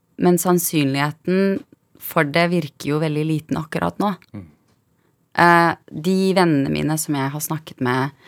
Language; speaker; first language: Norwegian; early bilingual, other home language; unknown